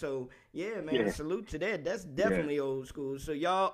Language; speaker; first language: English; native; English